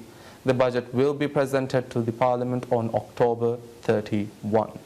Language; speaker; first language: English; non-native, local second language; Divehi